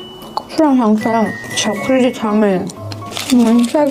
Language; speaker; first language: Chinese; non-native, learner; Korean